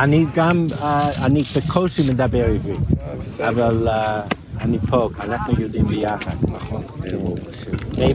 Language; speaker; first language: Hebrew; non-native, learner; English